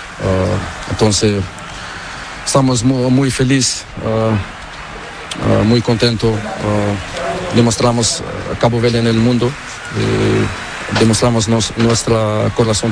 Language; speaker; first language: Spanish; non-native, learner; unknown